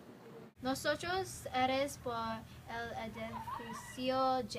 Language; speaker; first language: Spanish; non-native, learner; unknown